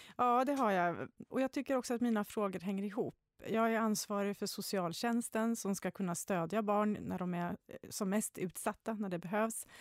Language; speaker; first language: Swedish; native; Swedish